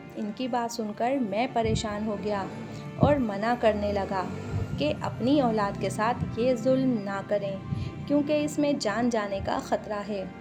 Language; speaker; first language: Urdu; non-native, local second language; Punjabi